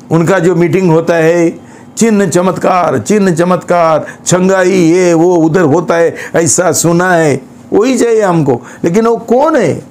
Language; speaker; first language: Hindi; non-native, local second language; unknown